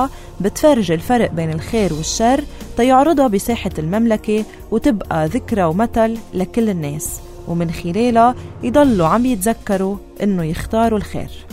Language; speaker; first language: Arabic; native; Arabic